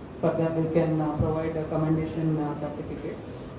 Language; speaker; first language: English; non-native, local second language; Telugu